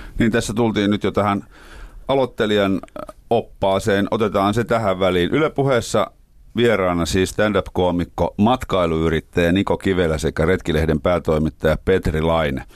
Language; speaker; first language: Finnish; native; Finnish